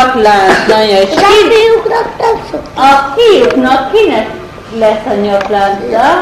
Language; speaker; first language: Hungarian; non-native, learner; Hebrew